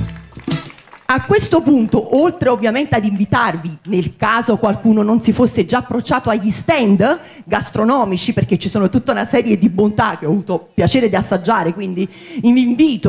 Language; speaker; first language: Italian; native; Italian